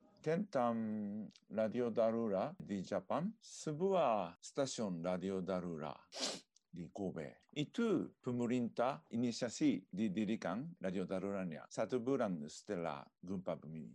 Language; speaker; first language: Indonesian; non-native, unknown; Japanese